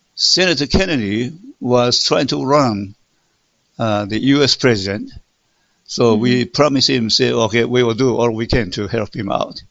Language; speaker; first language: English; non-native, fluent; Min Nan Chinese